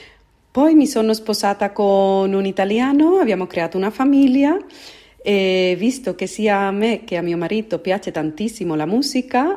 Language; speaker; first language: Italian; non-native, fluent; Spanish